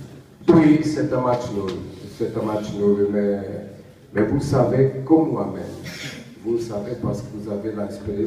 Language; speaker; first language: French; non-native, learner; Portuguese